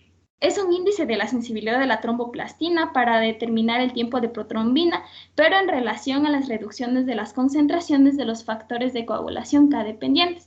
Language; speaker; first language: Spanish; native; Spanish